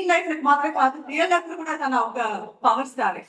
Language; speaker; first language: Telugu; native; Telugu